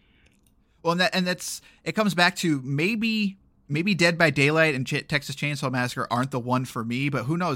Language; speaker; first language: English; native; English